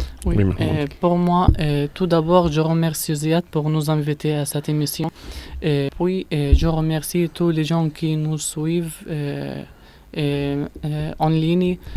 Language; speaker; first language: French; non-native, learner; Arabic